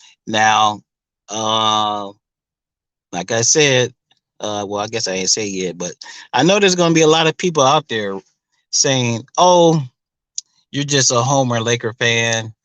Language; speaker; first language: English; native; English